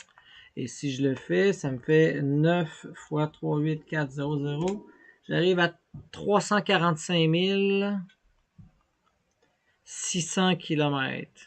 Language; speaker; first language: French; native; French